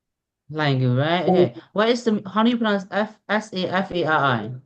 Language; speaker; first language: English; non-native, fluent; Burmese